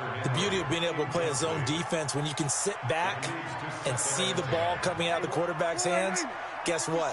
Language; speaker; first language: English; native; English